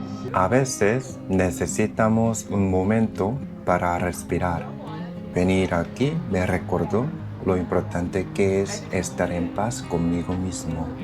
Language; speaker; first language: Spanish; non-native, fluent; Korean